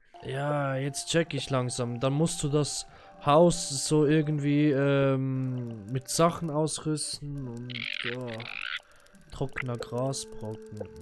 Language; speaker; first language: German; native; German